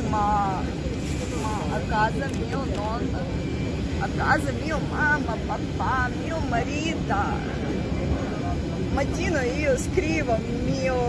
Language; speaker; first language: Italian; non-native, learner; Russian